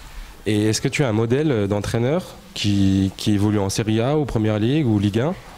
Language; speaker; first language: French; native; French